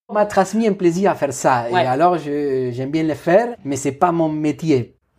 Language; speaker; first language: French; non-native, fluent; Spanish